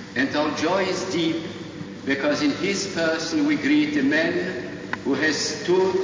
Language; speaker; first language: English; non-native, fluent; Russian